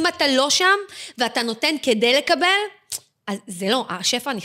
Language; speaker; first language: Hebrew; native; Hebrew